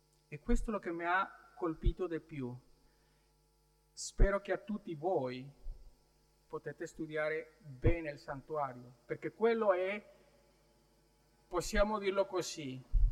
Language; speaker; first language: Italian; non-native, learner; Spanish